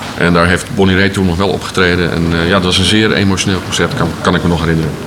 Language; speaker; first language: Dutch; native; Dutch